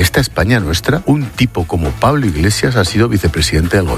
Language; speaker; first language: Spanish; native; Spanish